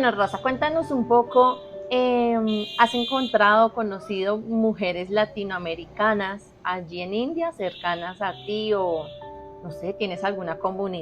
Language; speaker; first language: Spanish; native; Spanish